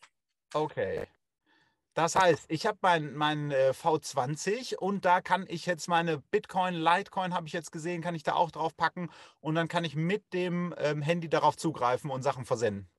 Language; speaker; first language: German; native; German